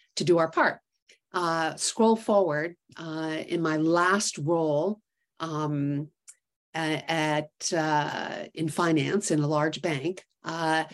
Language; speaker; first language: English; native; English